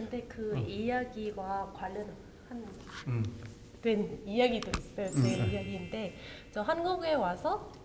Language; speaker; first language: Korean; non-native, local second language; Vietnamese